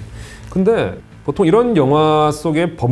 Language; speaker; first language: Korean; native; Korean